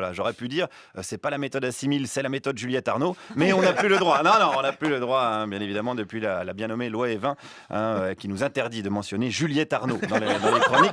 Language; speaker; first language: French; native; French